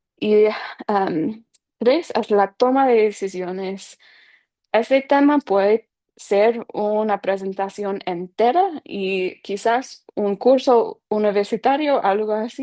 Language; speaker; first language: Spanish; non-native, fluent; English